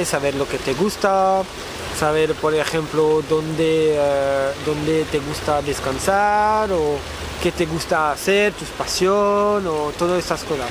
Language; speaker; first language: Spanish; non-native, fluent; French